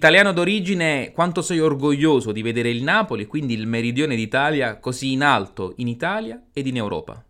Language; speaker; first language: Italian; native; Italian